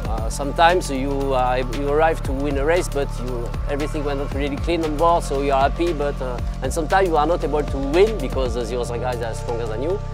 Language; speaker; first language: English; non-native, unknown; French